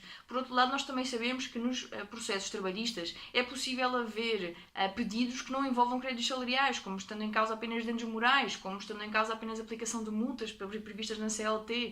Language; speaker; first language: Portuguese; native; Portuguese